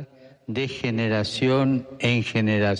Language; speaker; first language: Spanish; native; Spanish